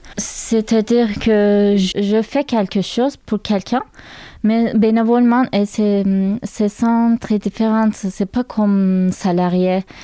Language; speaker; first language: French; non-native, learner; Turkish